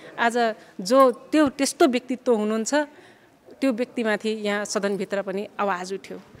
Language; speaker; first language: Nepali; non-native, local second language; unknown